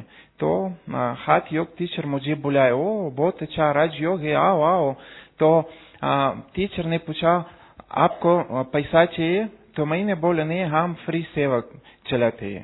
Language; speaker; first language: Hindi; non-native, learner; Russian